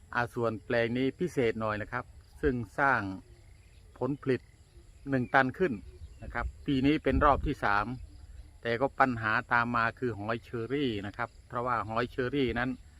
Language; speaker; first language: Thai; native; Thai